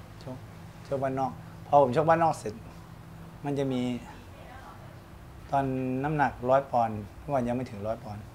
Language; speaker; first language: Thai; native; Thai